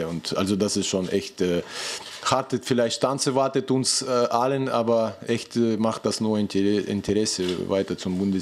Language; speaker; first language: German; non-native, fluent; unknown